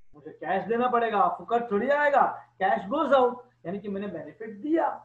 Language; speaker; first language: Hindi; non-native, local second language; Gujarati